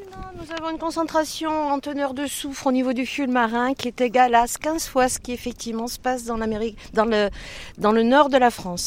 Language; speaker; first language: French; native; French